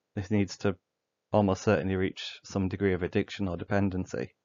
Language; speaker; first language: English; native; English